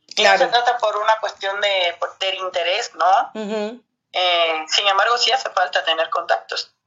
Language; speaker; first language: Spanish; native; Spanish